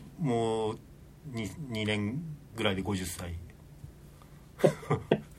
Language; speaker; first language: Japanese; native; Japanese